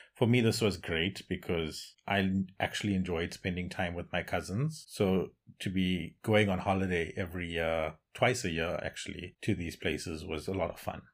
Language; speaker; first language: English; native; English